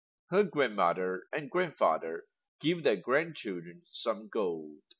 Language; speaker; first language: English; non-native, fluent; Chinese